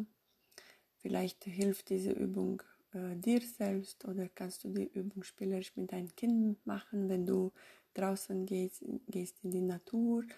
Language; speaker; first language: German; non-native, fluent; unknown